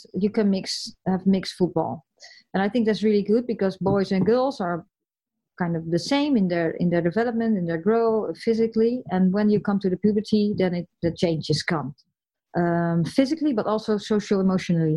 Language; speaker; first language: English; non-native, fluent; Dutch